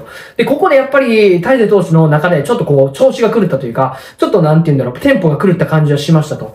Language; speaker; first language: Japanese; native; Japanese